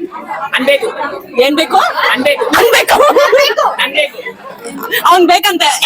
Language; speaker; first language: Kannada; native; Kannada